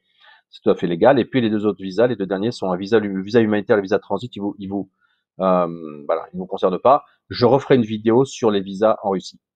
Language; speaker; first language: French; native; French